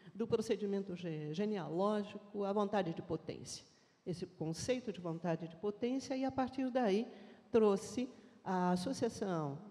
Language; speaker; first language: Portuguese; native; Portuguese